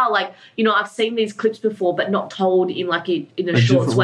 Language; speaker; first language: English; native; English